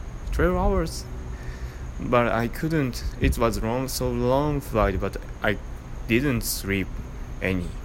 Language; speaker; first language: English; non-native, learner; Japanese